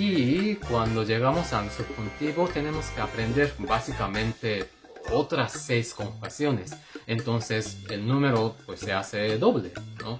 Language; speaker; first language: Spanish; non-native, fluent; Japanese